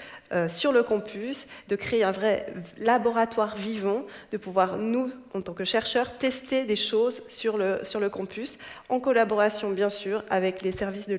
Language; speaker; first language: French; native; French